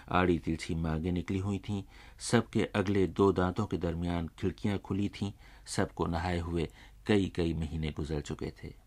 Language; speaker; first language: Urdu; native; Urdu